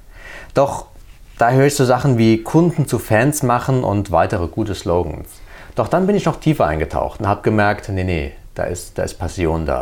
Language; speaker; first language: German; native; German